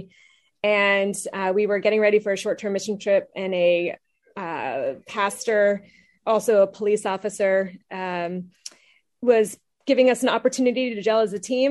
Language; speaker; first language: English; native; English